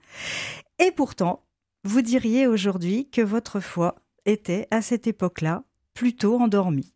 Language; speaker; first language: French; native; French